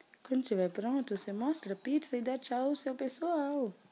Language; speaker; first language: Portuguese; native; Portuguese